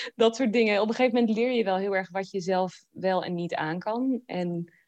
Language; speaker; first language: Dutch; native; Dutch